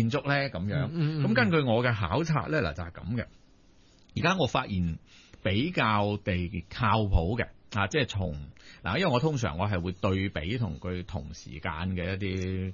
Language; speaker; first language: Cantonese; native; Cantonese